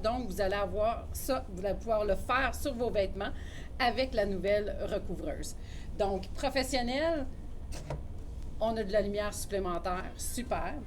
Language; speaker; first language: French; native; French